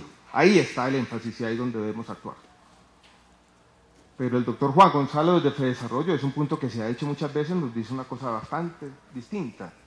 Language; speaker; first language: Spanish; native; Spanish